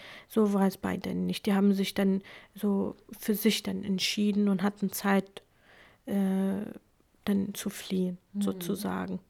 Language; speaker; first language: German; non-native, fluent; Kurdish